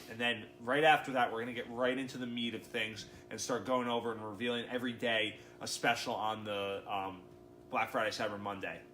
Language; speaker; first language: English; native; English